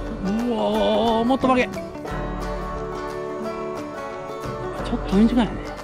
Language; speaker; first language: Japanese; native; Japanese